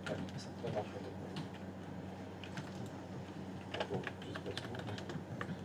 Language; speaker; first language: French; native; French